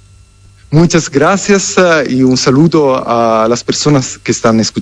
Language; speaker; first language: Spanish; non-native, fluent; Italian